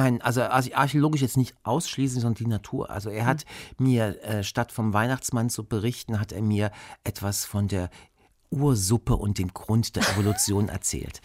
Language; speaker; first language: German; early bilingual, other home language; Bulgarian